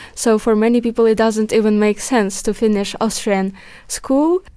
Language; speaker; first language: English; early bilingual, other home language; Ukrainian